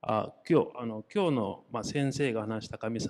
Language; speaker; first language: Japanese; non-native, fluent; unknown